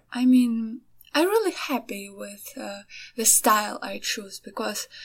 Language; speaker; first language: English; non-native, fluent; Ukrainian